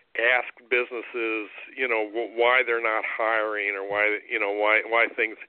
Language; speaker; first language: English; native; English